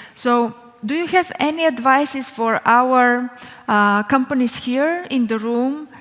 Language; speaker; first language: English; non-native, fluent; Bulgarian